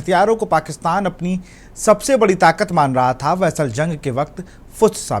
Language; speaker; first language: Hindi; native; Hindi